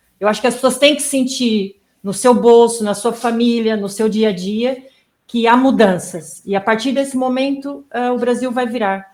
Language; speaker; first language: Portuguese; native; Portuguese